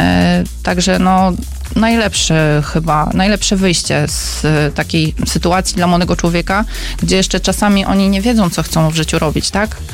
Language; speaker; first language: Polish; native; Polish